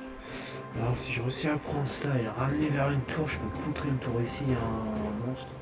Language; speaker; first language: French; native; French